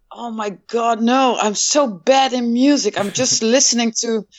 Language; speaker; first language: English; non-native, fluent; Dutch